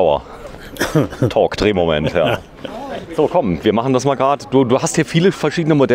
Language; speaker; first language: German; native; German